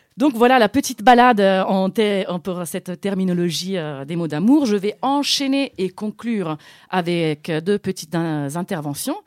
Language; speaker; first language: French; non-native, fluent; Italian